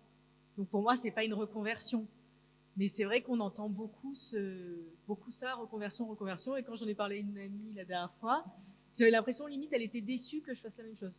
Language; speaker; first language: French; native; French